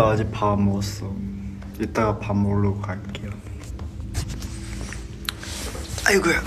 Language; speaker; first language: Korean; non-native, fluent; Chinese